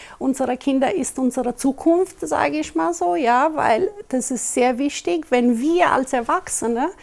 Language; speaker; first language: German; non-native, local second language; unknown